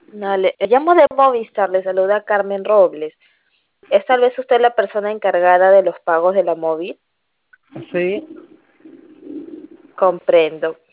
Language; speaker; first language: Spanish; native; Spanish